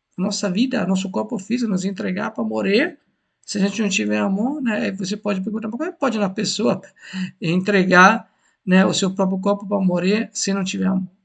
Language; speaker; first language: Portuguese; non-native, fluent; Italian